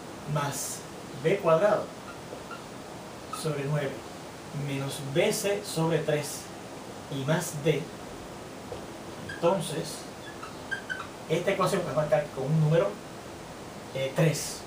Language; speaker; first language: Spanish; native; Spanish